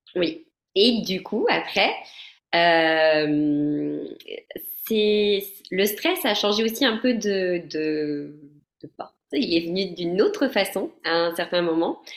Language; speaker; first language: French; non-native, fluent; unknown